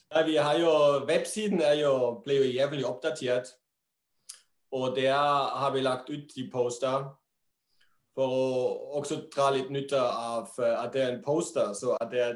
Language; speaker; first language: Norwegian; non-native, fluent; German